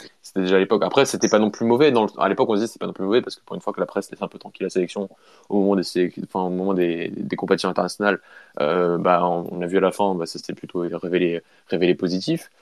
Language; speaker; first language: French; native; French